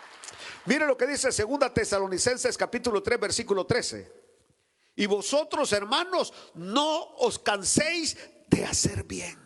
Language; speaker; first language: Spanish; native; Spanish